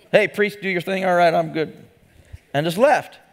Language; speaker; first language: English; native; English